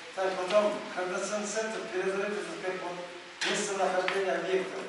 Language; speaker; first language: Russian; non-native, local second language; Kazakh